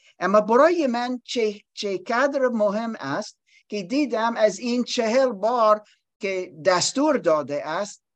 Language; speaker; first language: Persian; non-native, learner; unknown